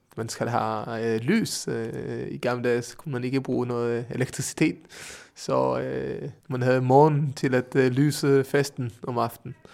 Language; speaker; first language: Danish; non-native, fluent; Hebrew